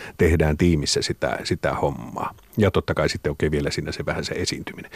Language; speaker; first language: Finnish; native; Finnish